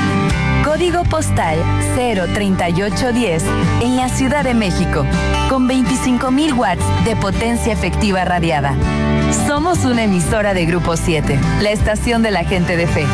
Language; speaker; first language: Spanish; native; Spanish